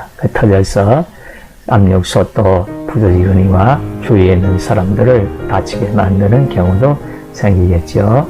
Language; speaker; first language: Korean; native; Korean